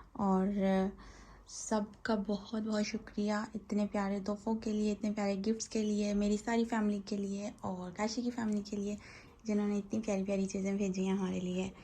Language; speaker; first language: Urdu; native; Urdu